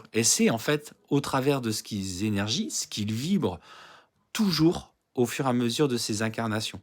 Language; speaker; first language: French; native; French